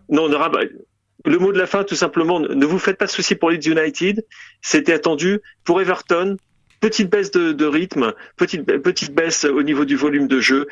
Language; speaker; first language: French; native; French